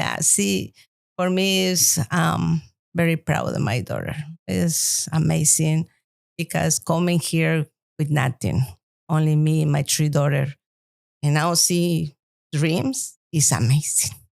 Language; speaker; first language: English; non-native, learner; Spanish